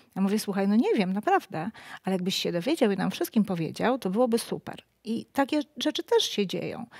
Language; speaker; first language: Polish; native; Polish